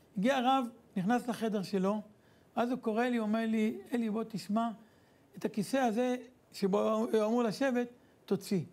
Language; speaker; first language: Hebrew; native; Hebrew